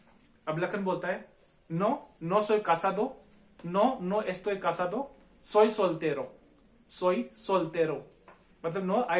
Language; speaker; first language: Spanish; non-native, fluent; Hindi